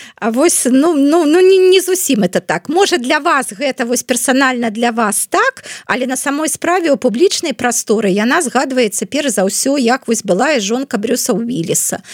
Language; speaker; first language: Belarusian; non-native, local second language; Russian